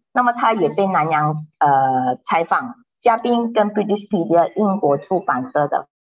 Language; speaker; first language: Chinese; native; Chinese